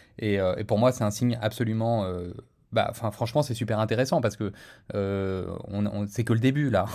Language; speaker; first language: French; native; French